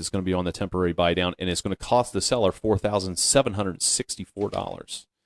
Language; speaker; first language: English; native; English